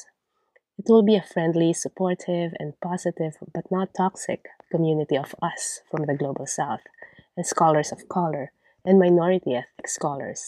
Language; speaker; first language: English; non-native, local second language; Filipino